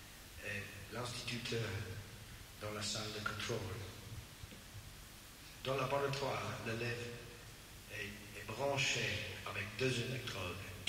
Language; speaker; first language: French; non-native, learner; English